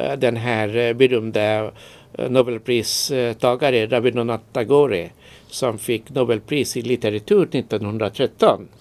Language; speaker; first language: Swedish; non-native, fluent; Bangla